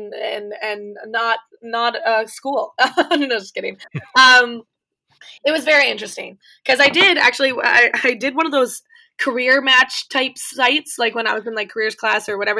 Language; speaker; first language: English; native; English